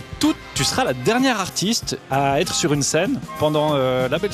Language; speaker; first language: French; native; French